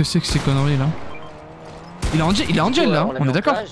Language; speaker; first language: French; native; French